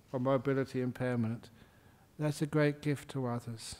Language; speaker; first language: English; native; English